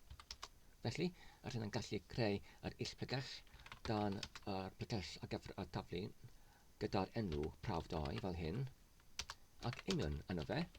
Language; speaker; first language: Welsh; non-native, learner; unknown